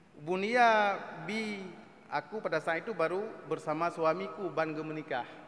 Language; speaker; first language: Malay; non-native, local second language; Achinese